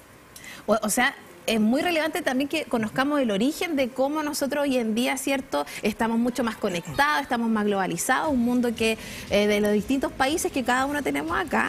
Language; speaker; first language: Spanish; native; Spanish